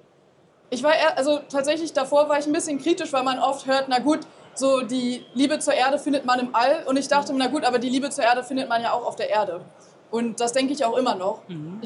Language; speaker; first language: German; native; German